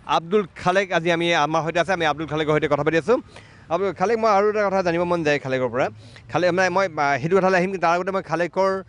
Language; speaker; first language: Assamese; native; Assamese